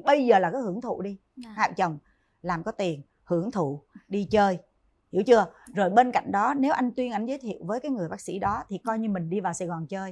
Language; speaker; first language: Vietnamese; native; Vietnamese